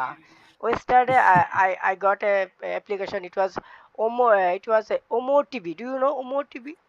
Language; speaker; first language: English; non-native, learner; Bangla